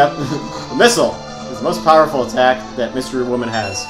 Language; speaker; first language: English; native; English